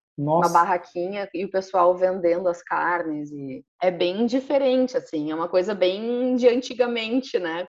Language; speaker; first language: Portuguese; native; Portuguese